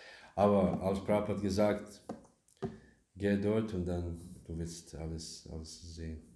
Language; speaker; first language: German; non-native, learner; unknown